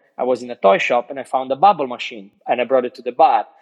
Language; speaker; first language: English; non-native, fluent; Italian